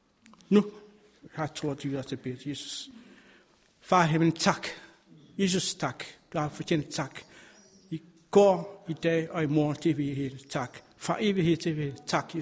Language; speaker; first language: Danish; non-native, learner; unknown